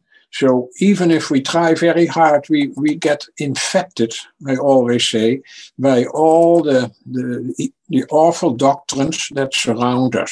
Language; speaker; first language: English; non-native, fluent; Dutch